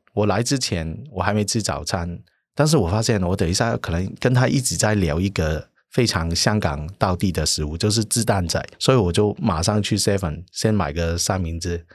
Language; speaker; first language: Chinese; non-native, local second language; Cantonese